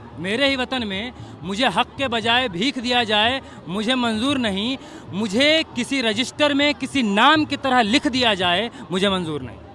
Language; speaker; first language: Urdu; native; Urdu